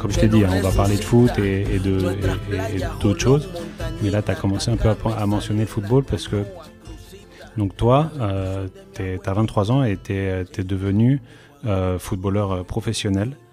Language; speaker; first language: French; native; French